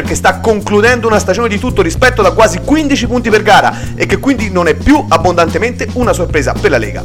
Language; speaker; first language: Italian; native; Italian